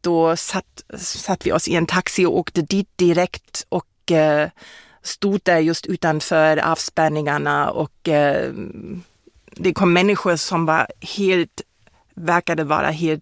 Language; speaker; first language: Swedish; non-native, fluent; German